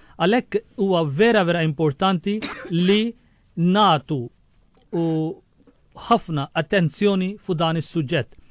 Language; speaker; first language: Maltese; non-native, fluent; Urdu